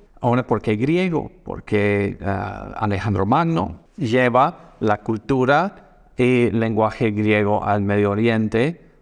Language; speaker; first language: Spanish; non-native, fluent; English